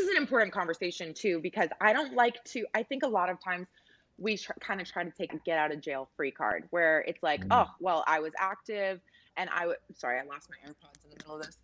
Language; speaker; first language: English; native; English